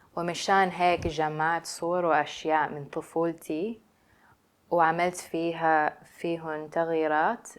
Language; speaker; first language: Arabic; early bilingual, other home language; English